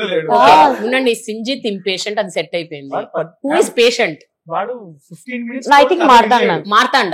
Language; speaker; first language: Telugu; native; Telugu